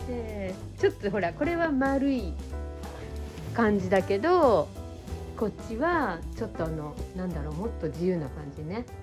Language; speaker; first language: Japanese; native; Japanese